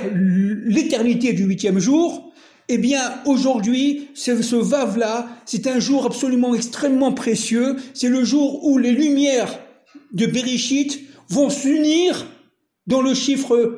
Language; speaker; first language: French; native; French